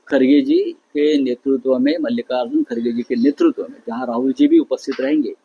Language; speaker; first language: Hindi; non-native, local second language; Marathi